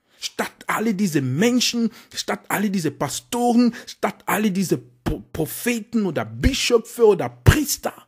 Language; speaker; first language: German; non-native, fluent; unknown